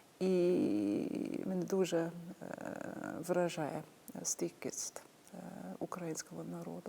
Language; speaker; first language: Ukrainian; non-native, fluent; English